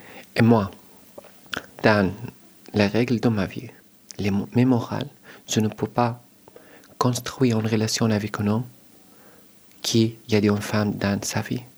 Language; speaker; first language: French; non-native, learner; Arabic